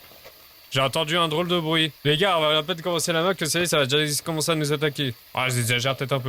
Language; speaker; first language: French; native; French